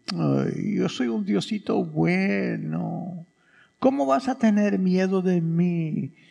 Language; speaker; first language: Spanish; early bilingual, heritage; English